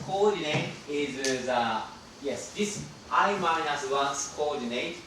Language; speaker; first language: English; non-native, fluent; Japanese